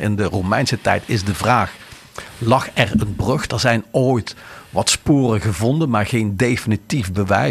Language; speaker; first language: Dutch; native; Dutch